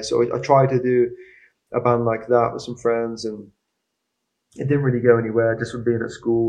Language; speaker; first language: English; native; English